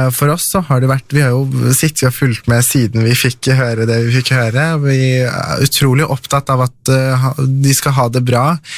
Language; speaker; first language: Norwegian; early bilingual, other home language; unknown